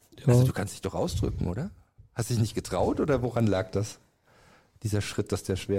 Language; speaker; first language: German; native; German